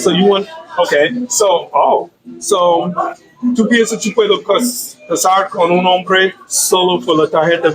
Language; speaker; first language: Spanish; non-native, learner; English